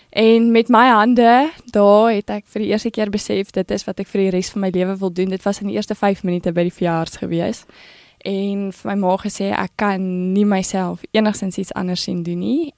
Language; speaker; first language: Afrikaans; native; Afrikaans